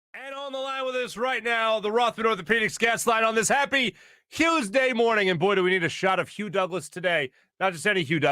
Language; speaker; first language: English; native; English